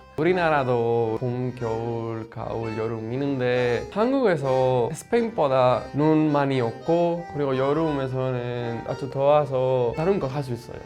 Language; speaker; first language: Korean; non-native, learner; Spanish